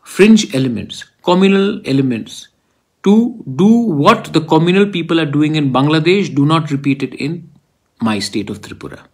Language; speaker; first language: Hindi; non-native, local second language; Kok Borok